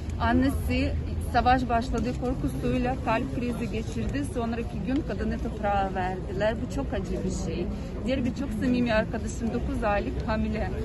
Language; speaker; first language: Turkish; non-native, fluent; Ukrainian